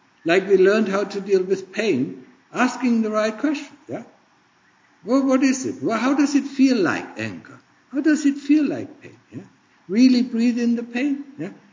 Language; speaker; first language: English; non-native, fluent; German